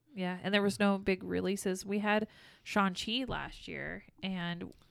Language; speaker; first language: English; native; English